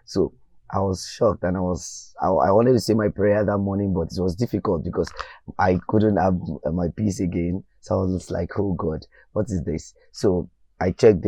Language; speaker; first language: English; non-native, local second language; Yoruba